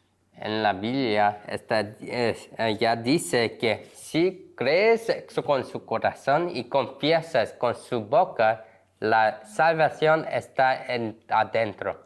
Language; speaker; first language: Spanish; non-native, learner; Korean